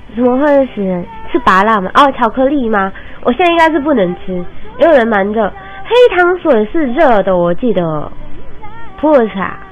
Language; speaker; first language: Chinese; native; Chinese